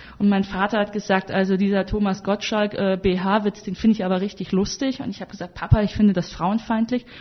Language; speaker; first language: German; native; German